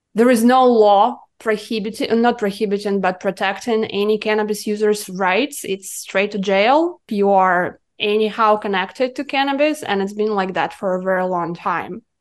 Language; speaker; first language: English; non-native, fluent; Russian